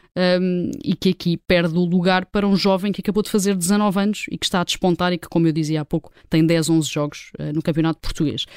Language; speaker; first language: Portuguese; native; Portuguese